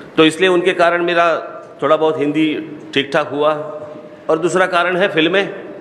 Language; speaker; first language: Hindi; non-native, local second language; Marathi